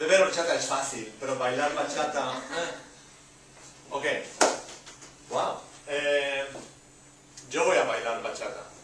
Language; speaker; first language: Spanish; non-native, fluent; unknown